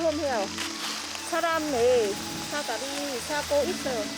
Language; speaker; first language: Korean; non-native, learner; Vietnamese